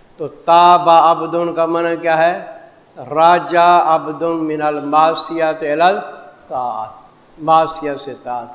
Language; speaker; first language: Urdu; non-native, local second language; Saraiki